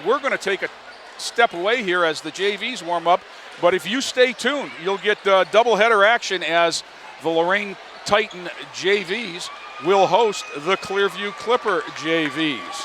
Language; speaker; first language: English; native; English